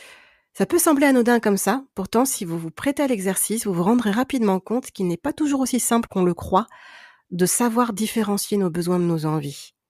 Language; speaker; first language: French; native; French